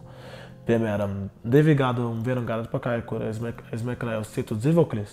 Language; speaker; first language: Latvian; non-native, learner; Portuguese